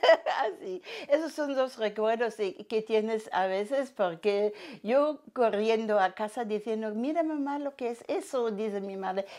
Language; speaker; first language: Spanish; non-native, fluent; German